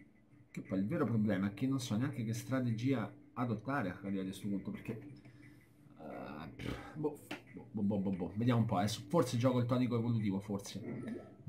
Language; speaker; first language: Italian; native; Italian